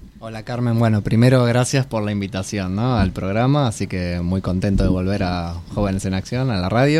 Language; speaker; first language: Spanish; native; Spanish